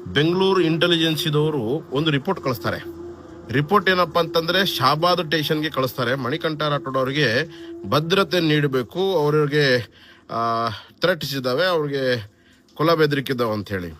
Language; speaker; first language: Kannada; non-native, local second language; Lambadi